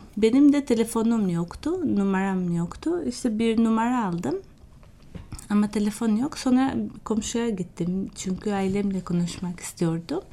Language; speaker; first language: Turkish; non-native, fluent; Albanian